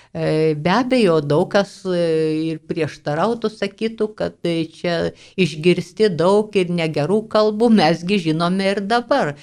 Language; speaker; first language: Lithuanian; native; Lithuanian